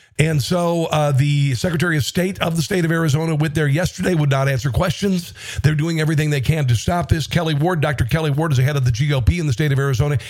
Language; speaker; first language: English; native; English